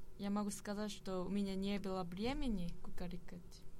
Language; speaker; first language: Russian; non-native, learner; Korean